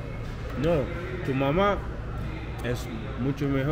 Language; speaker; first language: Spanish; non-native, learner; English